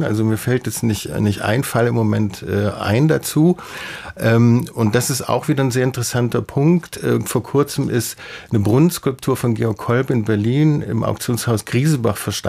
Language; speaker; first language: German; native; German